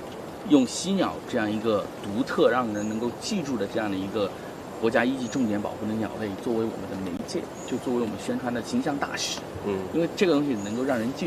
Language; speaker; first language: Chinese; native; Chinese